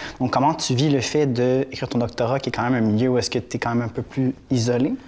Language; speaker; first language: French; native; French